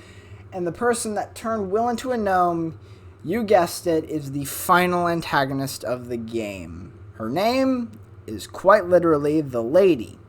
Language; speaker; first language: English; native; English